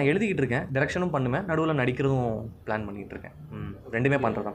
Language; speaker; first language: Tamil; native; Tamil